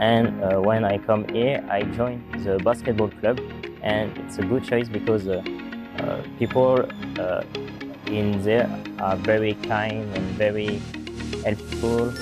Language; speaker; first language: English; non-native, learner; French